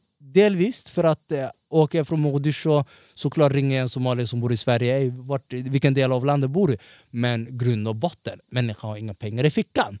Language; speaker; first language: Swedish; early bilingual, other home language; Somali